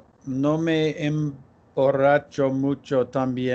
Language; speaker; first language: Spanish; non-native, learner; English